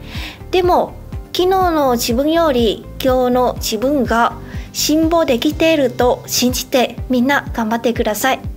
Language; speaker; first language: Japanese; non-native, fluent; Vietnamese